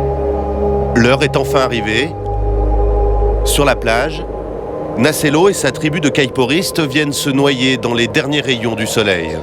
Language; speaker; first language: French; native; French